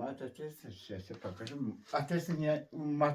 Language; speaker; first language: Russian; non-native, learner; Turkmen